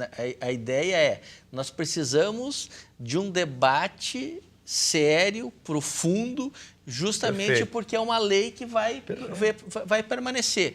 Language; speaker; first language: Portuguese; native; Portuguese